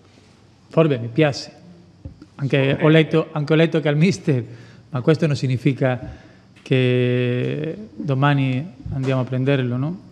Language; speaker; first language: Italian; non-native, fluent; Spanish